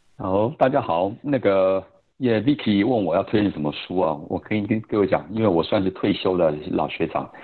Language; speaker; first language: Chinese; native; Chinese